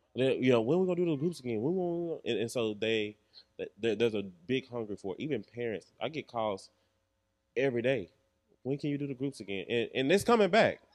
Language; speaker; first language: English; native; English